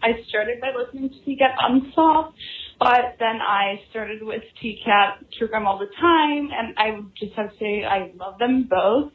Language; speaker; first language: English; non-native, fluent; Norwegian